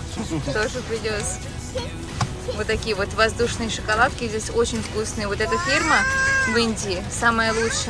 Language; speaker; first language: Russian; native; Russian